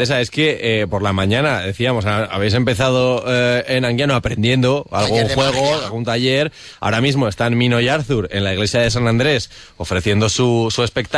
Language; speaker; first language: Spanish; native; Spanish